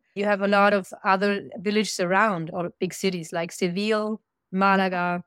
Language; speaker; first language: English; non-native, fluent; German